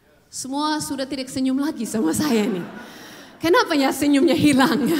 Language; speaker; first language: Indonesian; non-native, fluent; English